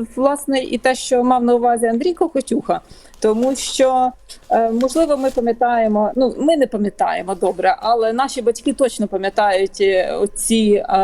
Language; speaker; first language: Ukrainian; native; Ukrainian